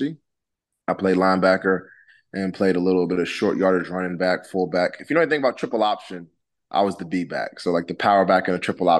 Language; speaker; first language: English; native; English